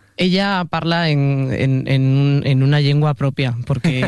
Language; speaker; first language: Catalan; non-native, learner; Spanish